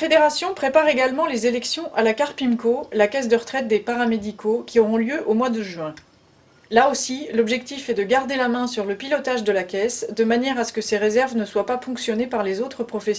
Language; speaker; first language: French; native; French